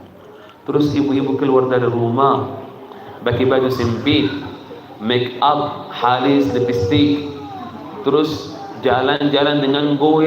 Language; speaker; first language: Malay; non-native, fluent; Arabic